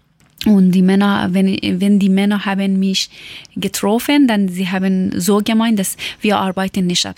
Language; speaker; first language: German; non-native, learner; Persian